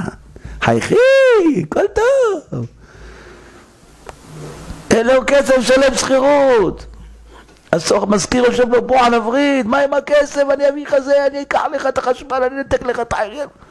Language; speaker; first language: Hebrew; native; Hebrew